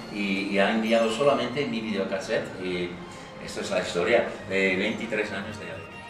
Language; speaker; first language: Spanish; non-native, fluent; English